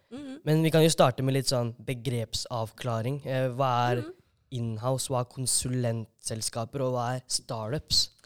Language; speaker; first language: Norwegian; native; Norwegian